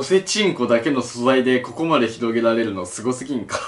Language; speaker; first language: Japanese; native; Japanese